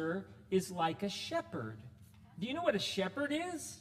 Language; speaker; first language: English; native; English